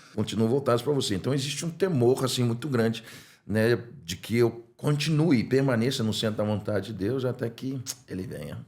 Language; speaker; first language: Portuguese; non-native, fluent; English